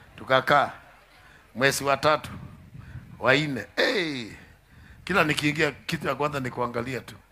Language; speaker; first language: Swahili; native; Swahili